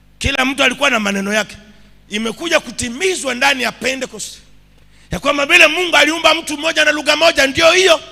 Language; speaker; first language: Swahili; non-native, local second language; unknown